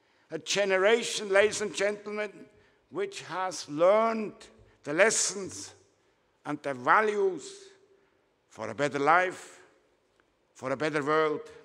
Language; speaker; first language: English; non-native, fluent; German